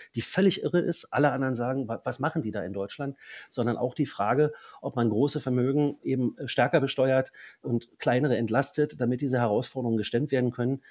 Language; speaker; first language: German; native; German